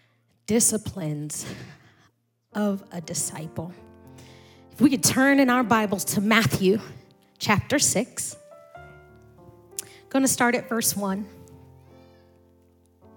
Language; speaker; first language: English; native; English